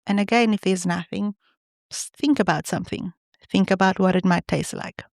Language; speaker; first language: English; non-native, local second language; Afrikaans